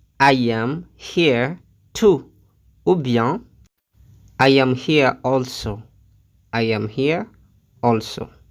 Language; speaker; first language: English; non-native, fluent; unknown